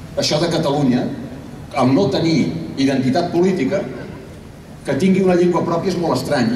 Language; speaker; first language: Catalan; native; Catalan